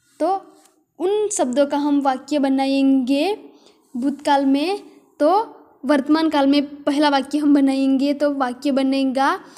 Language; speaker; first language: Hindi; non-native, local second language; Gujarati